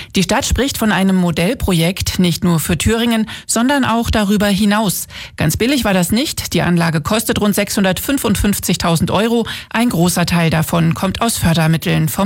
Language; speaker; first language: German; native; German